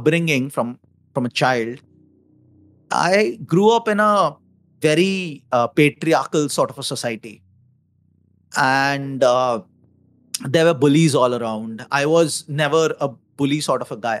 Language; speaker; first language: English; non-native, local second language; Hindi